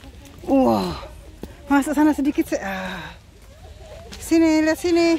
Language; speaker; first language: Malay; native; Malay